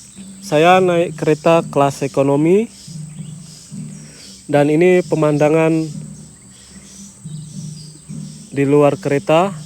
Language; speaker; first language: Indonesian; non-native, fluent; Japanese